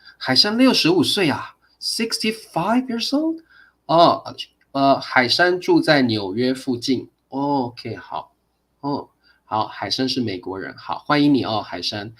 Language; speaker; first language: Chinese; native; Chinese